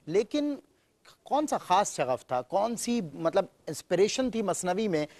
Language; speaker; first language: Urdu; native; Urdu